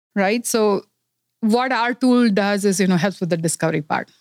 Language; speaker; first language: English; non-native, local second language; Kannada